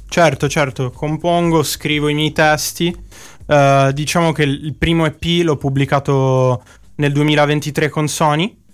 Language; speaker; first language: Italian; native; Italian